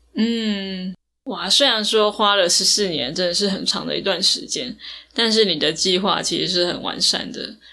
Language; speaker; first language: Chinese; native; Chinese